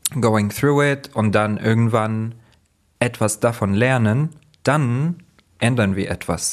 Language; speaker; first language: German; non-native, fluent; Arabic